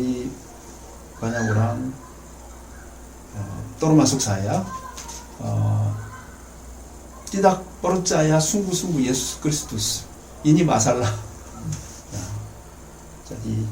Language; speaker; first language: Indonesian; non-native, fluent; Korean